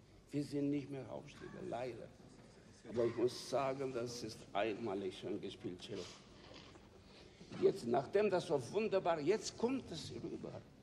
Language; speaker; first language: German; non-native, fluent; Romanian